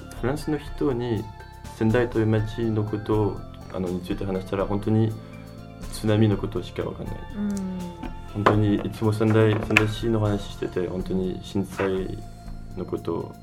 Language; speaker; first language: Japanese; non-native, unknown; French